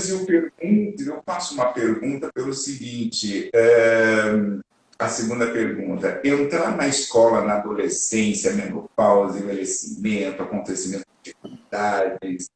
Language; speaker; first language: Portuguese; native; Portuguese